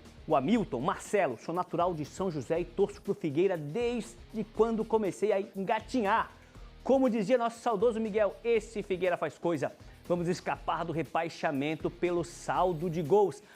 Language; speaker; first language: Portuguese; native; Portuguese